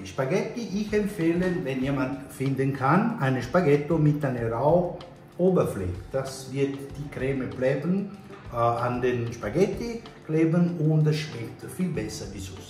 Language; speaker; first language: German; non-native, fluent; Italian